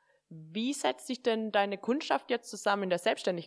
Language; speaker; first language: German; native; German